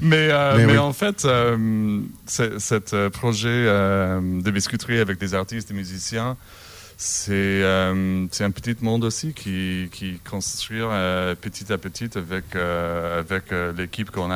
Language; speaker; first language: French; non-native, learner; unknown